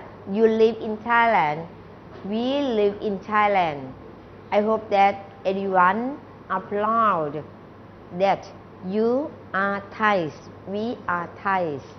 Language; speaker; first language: English; non-native, learner; Thai